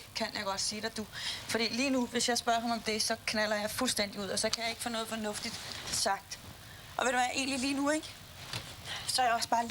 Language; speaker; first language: Danish; native; Danish